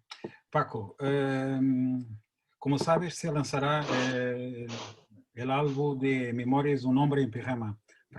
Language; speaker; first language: Spanish; non-native, learner; Portuguese